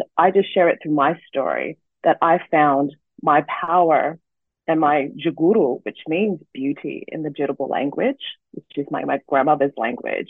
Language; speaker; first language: English; native; English